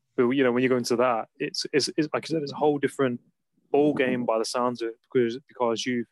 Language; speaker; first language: English; native; English